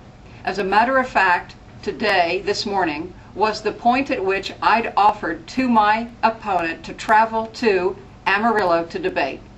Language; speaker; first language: English; native; English